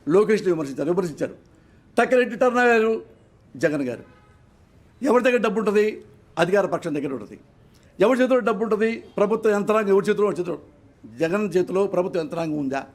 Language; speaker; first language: Telugu; native; Telugu